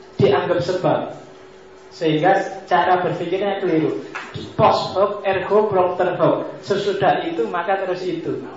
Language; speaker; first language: Indonesian; non-native, local second language; Javanese